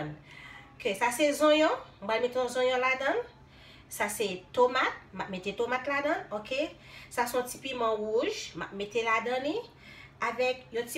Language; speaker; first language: French; non-native, local second language; Haitian Creole